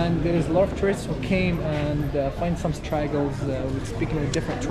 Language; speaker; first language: English; non-native, fluent; Arabic